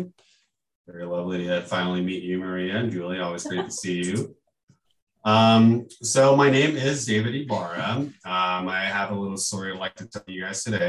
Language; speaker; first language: English; native; English